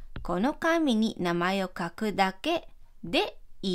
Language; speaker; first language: Japanese; non-native, fluent; Filipino